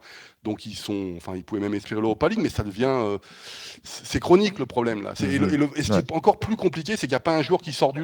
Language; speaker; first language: French; native; French